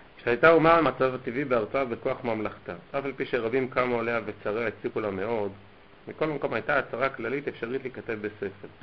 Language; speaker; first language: Hebrew; native; Hebrew